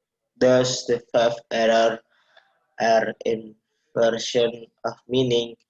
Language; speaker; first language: English; non-native, learner; Indonesian